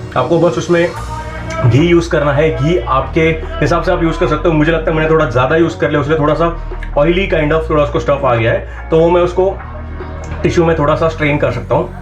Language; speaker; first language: Hindi; non-native, local second language; Marathi